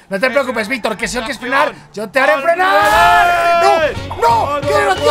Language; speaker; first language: Spanish; native; Spanish